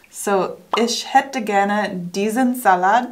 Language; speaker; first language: German; non-native, learner; English